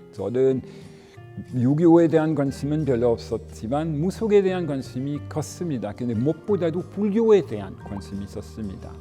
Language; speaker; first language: Korean; non-native, fluent; French